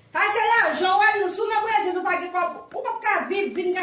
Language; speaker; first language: Portuguese; non-native, learner; Haitian Creole